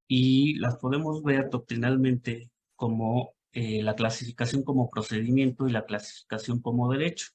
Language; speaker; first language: Spanish; native; Spanish